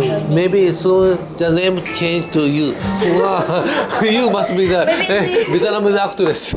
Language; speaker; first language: English; non-native, learner; Japanese